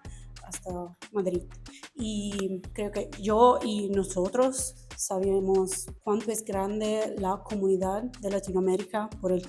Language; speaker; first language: Spanish; non-native, fluent; Italian